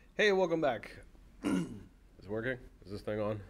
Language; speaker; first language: English; native; English